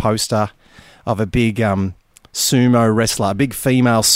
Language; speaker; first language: English; native; English